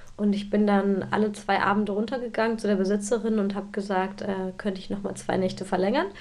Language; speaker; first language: German; native; German